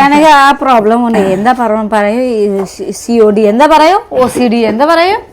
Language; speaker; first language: Malayalam; non-native, fluent; Nepali